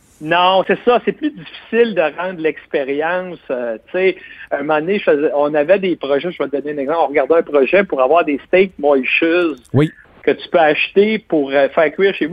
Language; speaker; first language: French; native; French